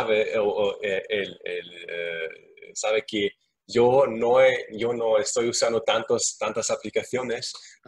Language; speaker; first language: Spanish; non-native, learner; German